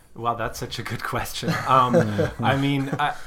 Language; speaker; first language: English; non-native, fluent; German